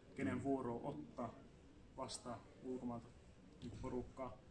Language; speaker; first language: Finnish; early bilingual, other home language; Assyrian Neo-Aramaic